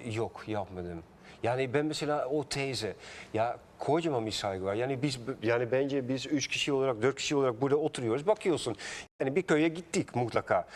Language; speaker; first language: Turkish; non-native, fluent; Dutch